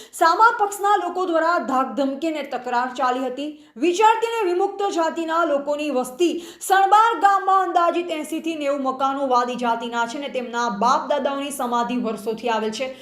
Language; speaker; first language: Gujarati; native; Gujarati